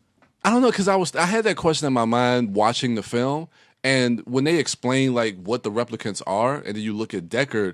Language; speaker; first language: English; native; English